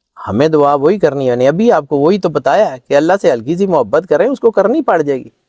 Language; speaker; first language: Urdu; non-native, local second language; Punjabi